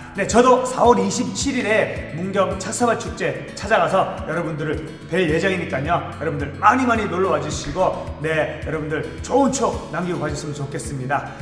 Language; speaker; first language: Korean; native; Korean